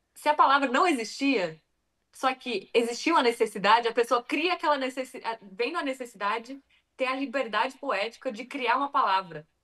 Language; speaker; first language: Portuguese; early bilingual, other home language; English